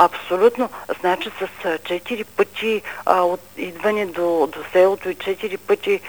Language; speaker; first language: Bulgarian; native; Bulgarian